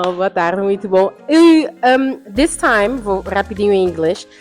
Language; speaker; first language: Portuguese; non-native, fluent; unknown